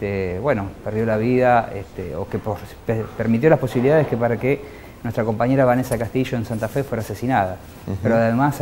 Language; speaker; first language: Spanish; native; Spanish